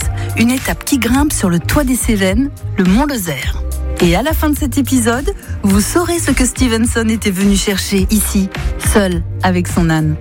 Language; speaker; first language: French; native; French